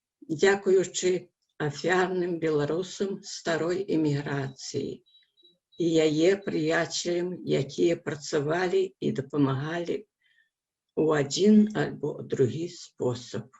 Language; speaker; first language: Belarusian; early bilingual, heritage; Belarusian